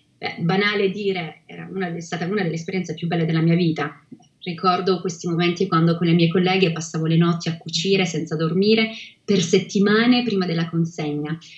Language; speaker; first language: Italian; native; Italian